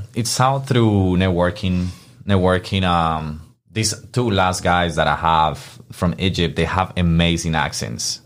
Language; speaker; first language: English; non-native, fluent; Spanish